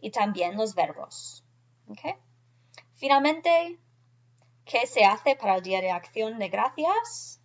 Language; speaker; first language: Spanish; non-native, fluent; English